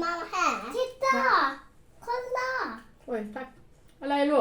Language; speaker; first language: Swedish; non-native, learner; Thai